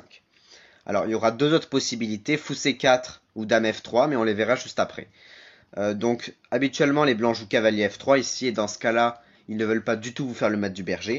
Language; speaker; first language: French; native; French